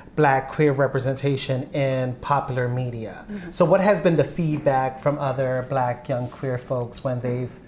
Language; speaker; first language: English; native; English